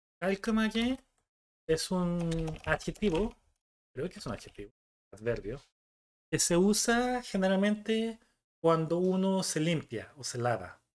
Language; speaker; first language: Spanish; non-native, fluent; Korean